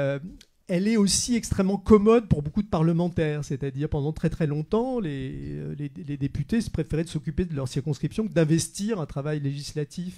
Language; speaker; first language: French; native; French